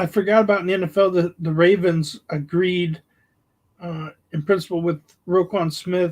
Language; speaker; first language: English; native; English